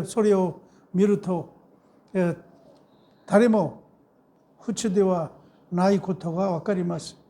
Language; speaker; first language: Japanese; non-native, fluent; Korean